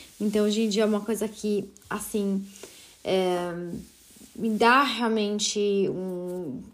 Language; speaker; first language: Portuguese; early bilingual, heritage; Portuguese